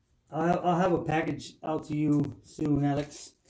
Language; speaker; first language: English; native; English